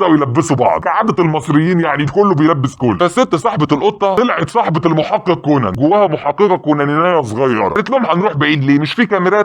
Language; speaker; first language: Arabic; native; Arabic